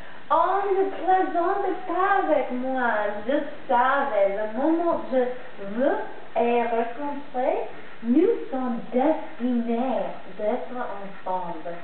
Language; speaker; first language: French; non-native, learner; English